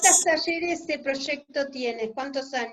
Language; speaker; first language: Spanish; native; Spanish